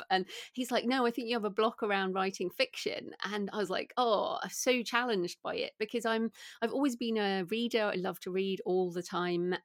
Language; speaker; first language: English; native; English